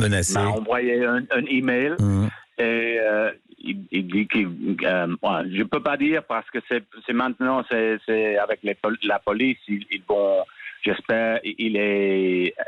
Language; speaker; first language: French; non-native, fluent; English